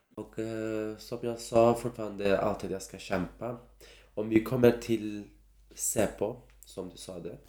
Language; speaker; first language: Swedish; non-native, fluent; Turkish